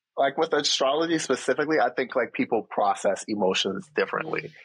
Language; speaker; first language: English; native; English